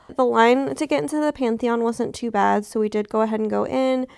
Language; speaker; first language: English; native; English